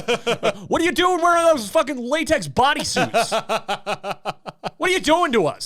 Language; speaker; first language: English; native; English